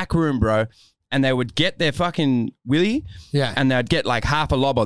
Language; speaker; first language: English; native; English